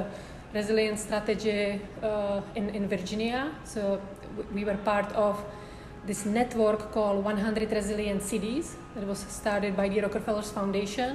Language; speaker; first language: English; non-native, fluent; Czech